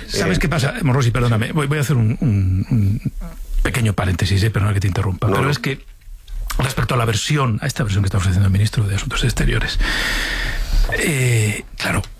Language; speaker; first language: Spanish; native; Spanish